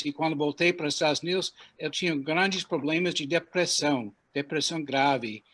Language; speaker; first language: Portuguese; non-native, fluent; English